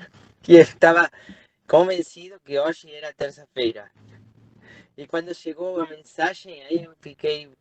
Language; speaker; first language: Portuguese; non-native, fluent; Spanish